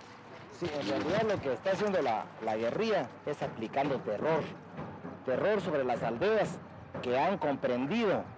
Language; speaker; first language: Spanish; native; Spanish